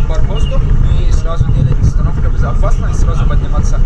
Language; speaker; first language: Russian; non-native, learner; Arabic